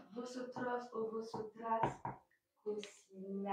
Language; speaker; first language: Spanish; non-native, learner; French